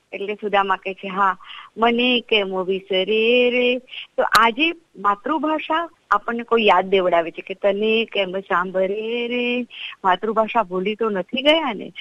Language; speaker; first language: Gujarati; non-native, local second language; Marathi